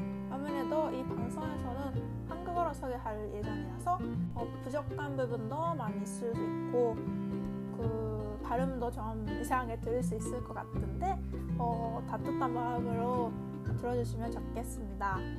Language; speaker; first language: Korean; non-native, fluent; Japanese